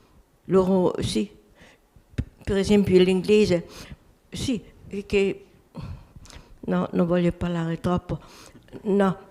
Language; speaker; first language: Italian; non-native, local second language; German